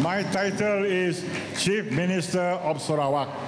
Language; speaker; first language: English; non-native, local second language; Malay